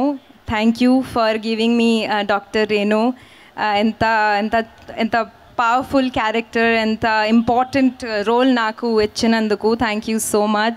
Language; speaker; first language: Telugu; non-native, learner; Hindi